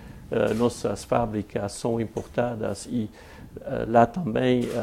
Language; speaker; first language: Portuguese; non-native, fluent; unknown